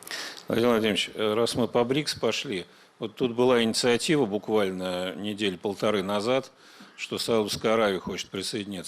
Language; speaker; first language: Russian; native; Russian